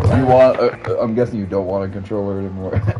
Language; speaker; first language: English; native; English